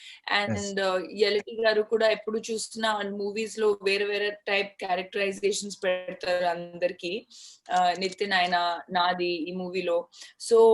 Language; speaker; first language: Telugu; non-native, learner; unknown